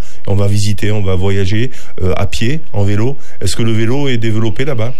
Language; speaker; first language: French; native; French